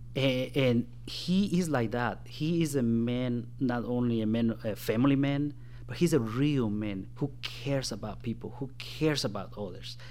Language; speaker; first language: English; non-native, fluent; Spanish